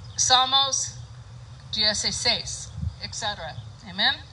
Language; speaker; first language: Spanish; non-native, learner; English